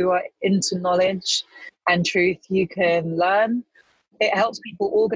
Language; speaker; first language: English; native; English